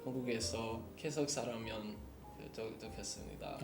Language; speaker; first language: Korean; non-native, learner; English